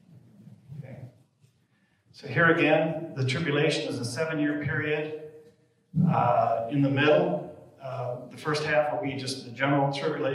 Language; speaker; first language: English; native; English